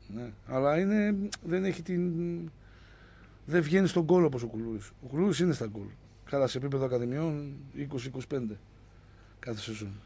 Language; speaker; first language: Greek; native; Greek